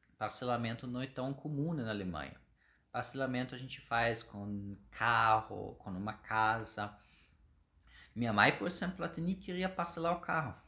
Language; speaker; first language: Portuguese; non-native, fluent; German